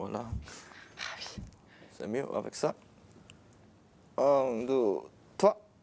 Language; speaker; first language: French; non-native, learner; Korean